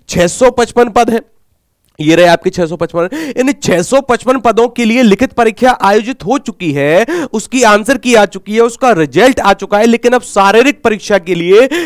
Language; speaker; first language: Hindi; native; Hindi